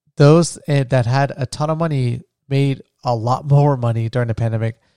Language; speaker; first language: English; early bilingual, other home language; Spanish